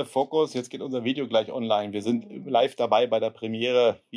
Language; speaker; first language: German; native; German